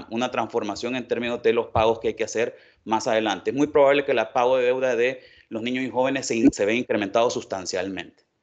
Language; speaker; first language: Spanish; native; Spanish